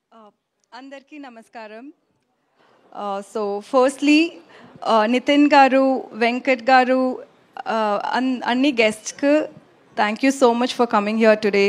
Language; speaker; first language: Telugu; non-native, learner; Tamil